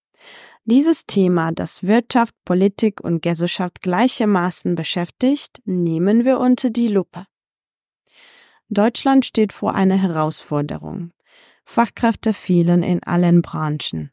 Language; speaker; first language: German; non-native, fluent; Czech